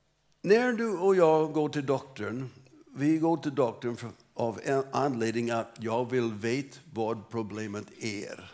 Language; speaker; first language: Swedish; non-native, fluent; English